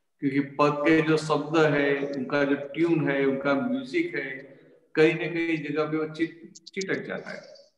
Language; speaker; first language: Hindi; non-native, local second language; Gujarati